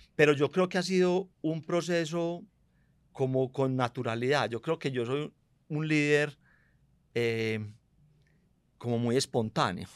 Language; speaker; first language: Spanish; native; Spanish